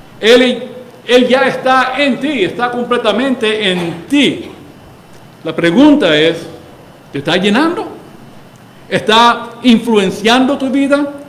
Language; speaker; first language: Spanish; early bilingual, heritage; Spanish